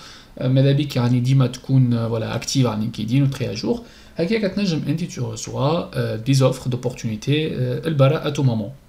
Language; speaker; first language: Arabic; native; Arabic